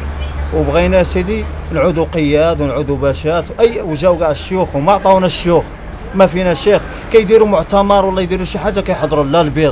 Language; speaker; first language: Arabic; native; Arabic